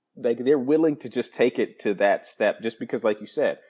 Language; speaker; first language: English; native; English